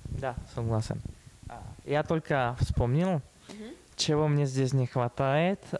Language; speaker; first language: Russian; non-native, fluent; Slovak